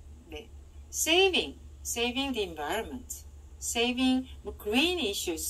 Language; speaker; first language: English; non-native, fluent; Korean